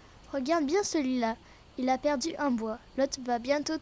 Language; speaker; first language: French; native; French